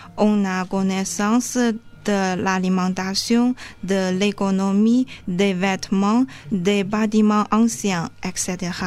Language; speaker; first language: French; non-native, learner; Chinese